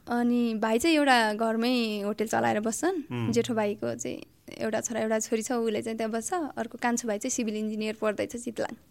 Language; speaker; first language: Nepali; native; Nepali